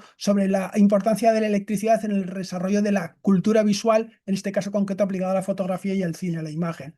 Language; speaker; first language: Spanish; native; Spanish